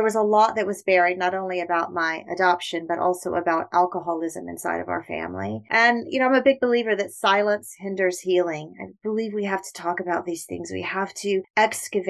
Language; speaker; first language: English; native; English